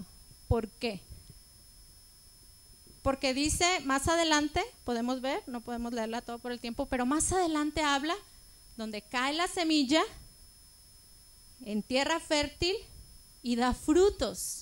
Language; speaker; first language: Spanish; native; Spanish